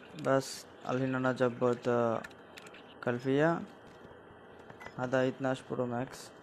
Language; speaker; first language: Arabic; non-native, learner; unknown